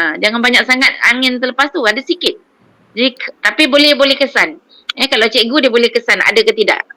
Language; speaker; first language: Malay; native; Malay